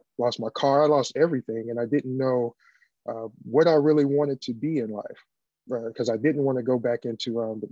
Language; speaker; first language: English; native; English